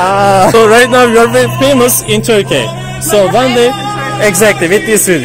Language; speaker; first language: English; non-native, learner; Turkish